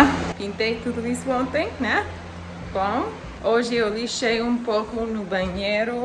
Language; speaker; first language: Portuguese; non-native, fluent; English